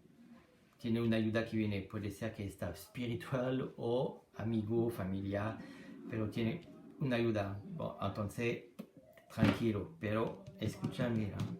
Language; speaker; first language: Spanish; non-native, learner; French